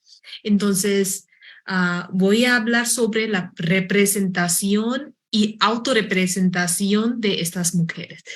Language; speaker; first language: Spanish; non-native, fluent; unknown